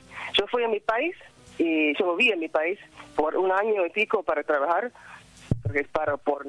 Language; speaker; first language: Spanish; non-native, fluent; English